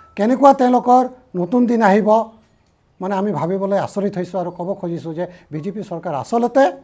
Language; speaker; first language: Assamese; non-native, local second language; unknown